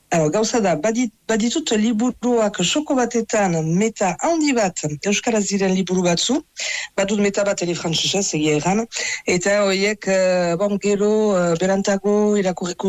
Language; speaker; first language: Basque; native; Basque